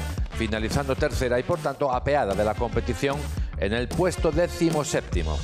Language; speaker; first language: Spanish; native; Spanish